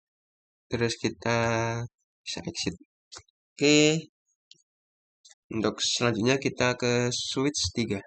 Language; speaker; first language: Indonesian; native; Indonesian